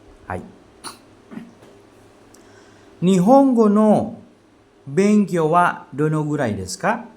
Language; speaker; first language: Japanese; non-native, fluent; Indonesian